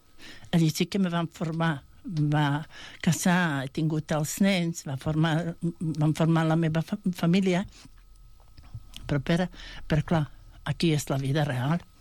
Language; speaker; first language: Catalan; non-native, fluent; Bosnian